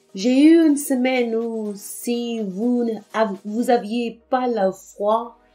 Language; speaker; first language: French; non-native, fluent; English